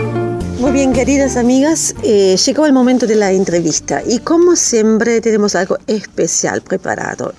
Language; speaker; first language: Spanish; native; Spanish